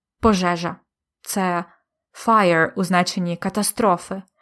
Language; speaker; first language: Ukrainian; native; Ukrainian